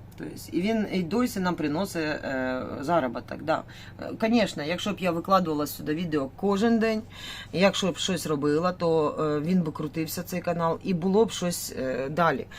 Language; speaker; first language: Ukrainian; native; Ukrainian